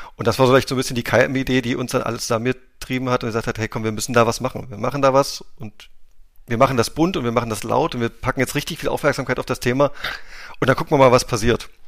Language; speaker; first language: German; native; German